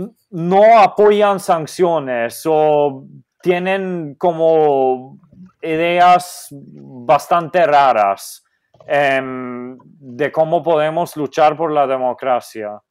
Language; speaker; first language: Spanish; non-native, fluent; Maltese